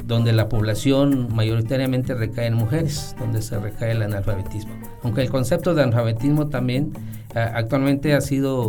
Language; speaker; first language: Spanish; native; Spanish